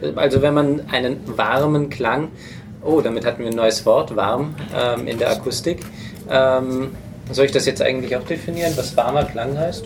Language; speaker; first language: German; non-native, fluent; English